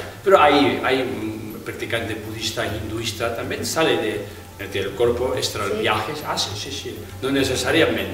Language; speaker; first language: Spanish; non-native, fluent; Tibetan